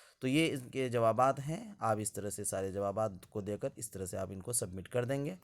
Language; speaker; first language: Urdu; native; Urdu